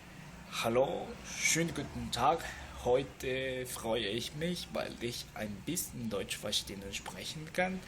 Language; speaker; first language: German; non-native, learner; Spanish